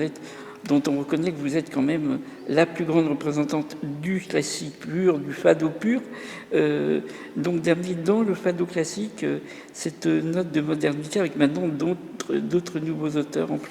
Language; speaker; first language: French; native; French